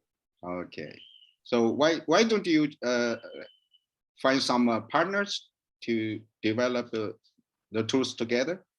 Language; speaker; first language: English; non-native, learner; Chinese